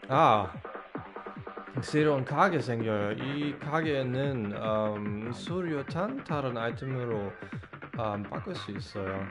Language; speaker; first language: Korean; non-native, fluent; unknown